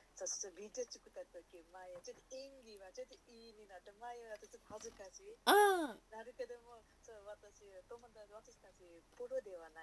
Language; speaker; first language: Japanese; non-native, learner; Nepali